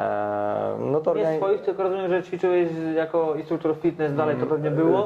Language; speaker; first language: Polish; native; Polish